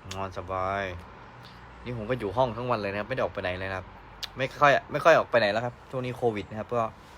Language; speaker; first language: Thai; native; Thai